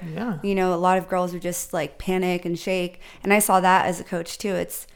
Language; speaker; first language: English; native; English